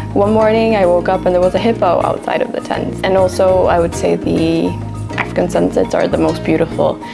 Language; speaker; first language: English; non-native, fluent; Swedish